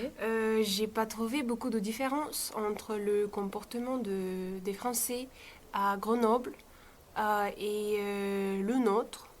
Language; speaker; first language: French; non-native, fluent; Bulgarian